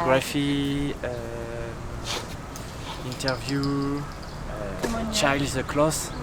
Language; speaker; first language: English; non-native, learner; French